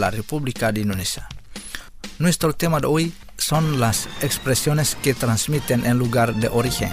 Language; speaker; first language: Spanish; non-native, fluent; Indonesian